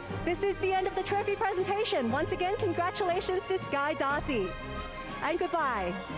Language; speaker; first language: English; non-native, local second language; Cantonese